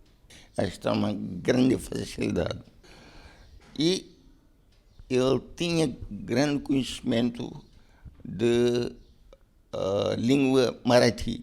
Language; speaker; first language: Portuguese; non-native, local second language; Konkani